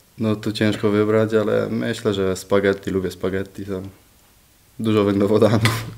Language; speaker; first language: Polish; native; Polish